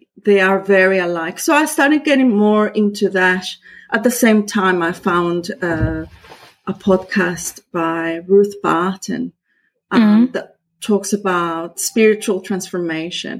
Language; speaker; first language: English; non-native, fluent; Spanish